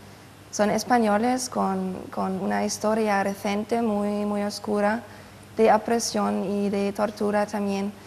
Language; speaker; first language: Spanish; non-native, fluent; German